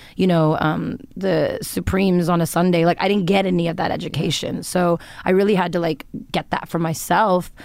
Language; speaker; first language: English; native; English